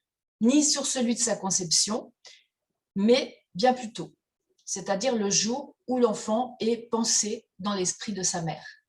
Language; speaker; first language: French; native; French